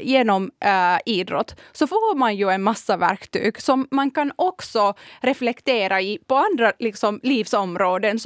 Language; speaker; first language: Swedish; non-native, fluent; Kurdish